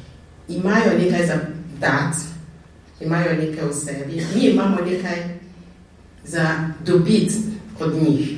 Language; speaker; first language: Slovenian; non-native, fluent; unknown